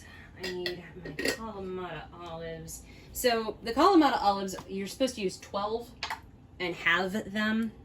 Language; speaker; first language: English; native; English